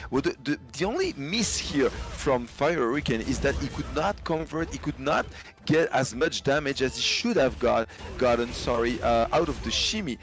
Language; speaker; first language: English; non-native, fluent; French